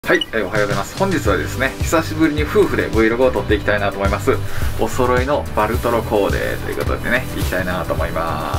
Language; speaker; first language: Japanese; native; Japanese